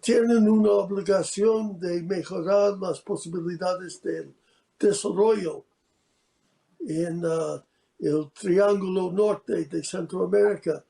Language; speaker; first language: Spanish; non-native, fluent; English